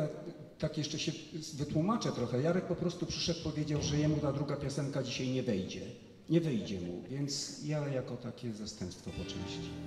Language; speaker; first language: Polish; native; Polish